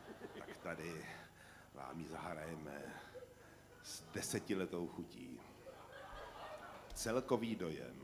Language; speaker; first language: Czech; native; Czech